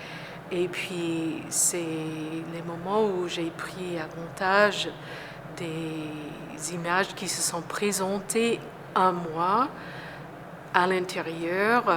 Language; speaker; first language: French; non-native, fluent; English